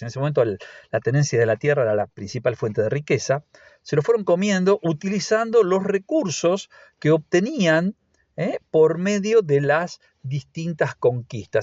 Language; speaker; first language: Spanish; native; Spanish